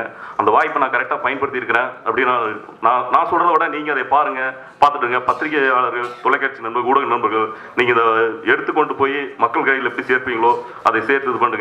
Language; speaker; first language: Tamil; native; Tamil